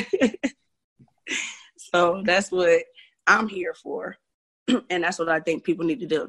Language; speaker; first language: English; native; English